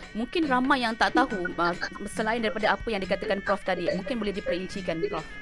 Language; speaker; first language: Malay; native; Malay